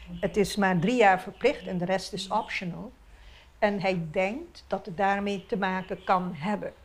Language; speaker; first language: Dutch; non-native, local second language; Papiamento